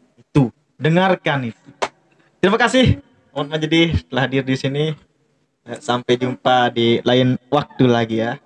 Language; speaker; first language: Indonesian; non-native, local second language; Sasak